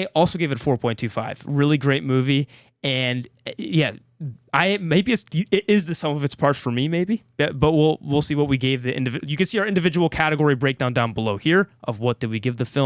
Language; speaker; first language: English; native; English